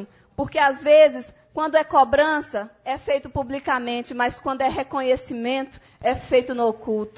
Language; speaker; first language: Portuguese; native; Portuguese